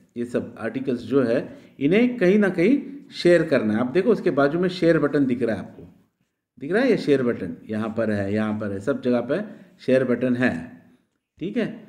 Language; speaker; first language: Hindi; non-native, local second language; Marathi